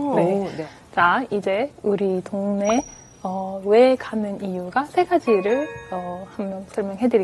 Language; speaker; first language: Korean; non-native, fluent; French